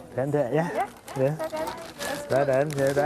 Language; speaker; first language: Danish; native; Danish